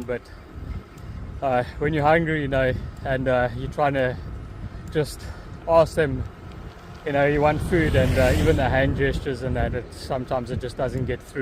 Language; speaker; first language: English; native; English